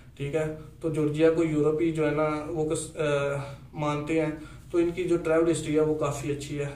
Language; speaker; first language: Urdu; non-native, local second language; Punjabi